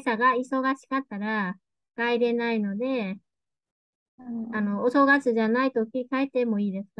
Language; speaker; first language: Japanese; non-native, fluent; Vietnamese